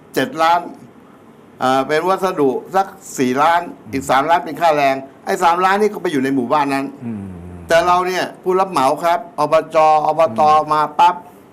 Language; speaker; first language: Thai; native; Thai